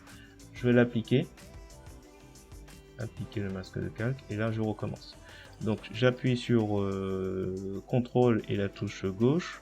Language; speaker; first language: French; native; French